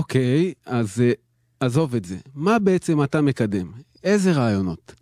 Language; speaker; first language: Hebrew; native; Hebrew